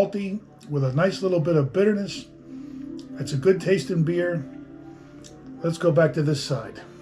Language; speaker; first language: English; native; English